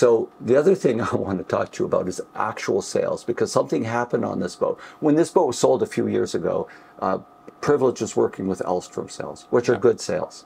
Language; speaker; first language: English; native; English